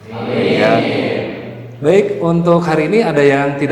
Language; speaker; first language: Indonesian; native; Indonesian